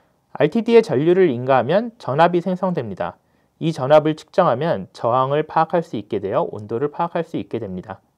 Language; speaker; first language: Korean; native; Korean